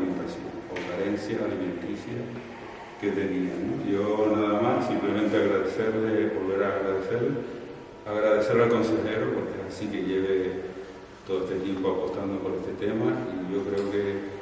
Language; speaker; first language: Spanish; native; Spanish